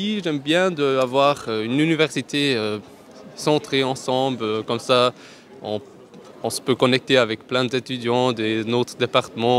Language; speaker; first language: French; non-native, learner; German